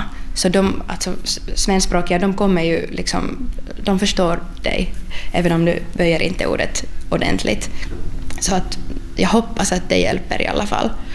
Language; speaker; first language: Swedish; non-native, local second language; Finnish